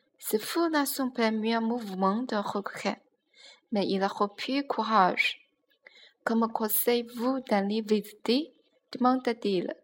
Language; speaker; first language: French; non-native, learner; Chinese